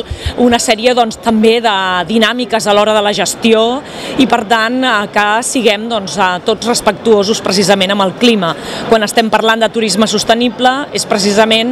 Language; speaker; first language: Catalan; native; Catalan